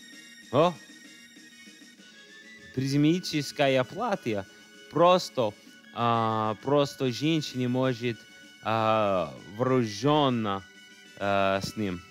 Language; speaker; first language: Russian; non-native, learner; English